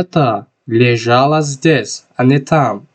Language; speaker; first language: Russian; non-native, local second language; Tajik